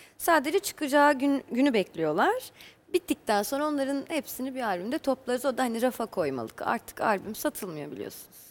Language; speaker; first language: Turkish; native; Turkish